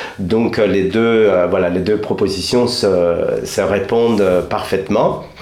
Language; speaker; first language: French; non-native, fluent; Spanish